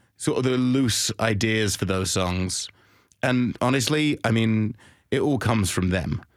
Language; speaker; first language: English; native; English